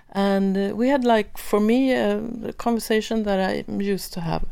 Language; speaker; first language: English; non-native, fluent; Swedish